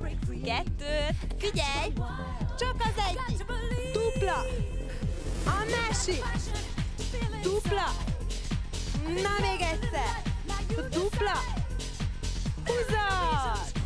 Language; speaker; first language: Hungarian; native; Hungarian